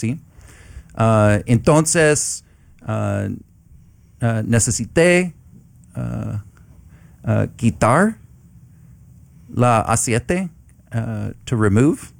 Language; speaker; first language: Spanish; non-native, learner; English